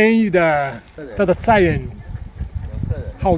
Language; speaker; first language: Chinese; non-native, fluent; Italian